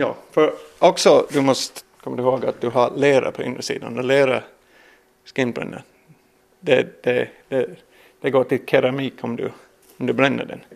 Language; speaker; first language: Swedish; non-native, learner; English